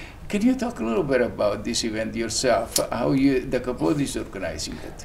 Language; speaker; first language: English; early bilingual, other home language; Italian